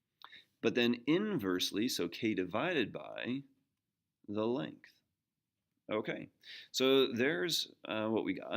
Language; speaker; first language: English; native; English